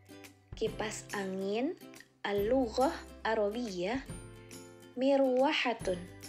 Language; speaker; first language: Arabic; non-native, fluent; Indonesian